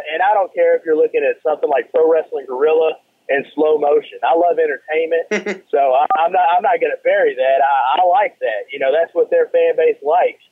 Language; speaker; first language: English; native; English